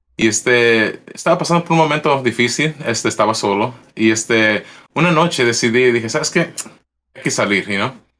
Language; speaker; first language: Spanish; early bilingual, heritage; Spanish